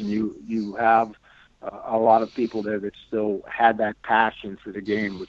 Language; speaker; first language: English; native; English